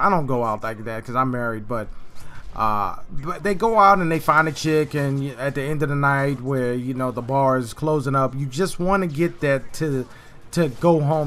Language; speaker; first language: English; native; English